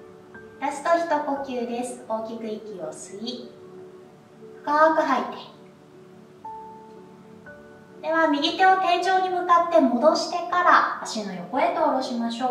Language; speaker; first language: Japanese; native; Japanese